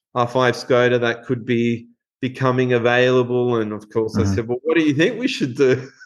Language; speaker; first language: English; non-native, fluent; Spanish